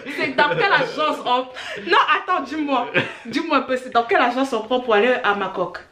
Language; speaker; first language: French; early bilingual, other home language; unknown